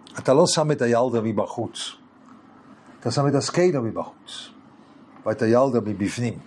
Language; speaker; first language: Hebrew; non-native, fluent; English